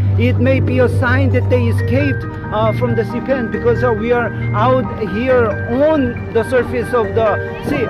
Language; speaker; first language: English; non-native, fluent; Korean